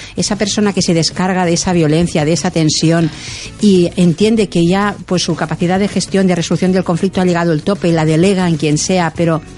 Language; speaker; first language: Spanish; non-native, local second language; Catalan